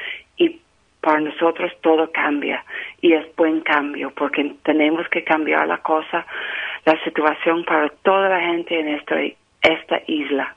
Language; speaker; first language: Spanish; non-native, fluent; English